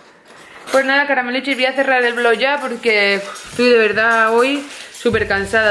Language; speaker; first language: Spanish; native; Spanish